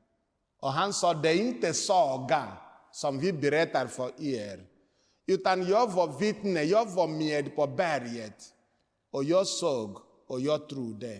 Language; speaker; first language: Swedish; non-native, fluent; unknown